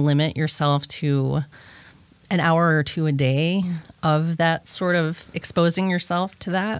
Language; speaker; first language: English; native; English